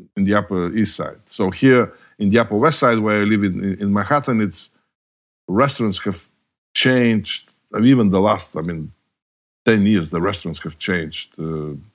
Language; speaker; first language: English; non-native, fluent; Bulgarian